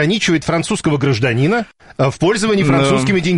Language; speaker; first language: Russian; native; Russian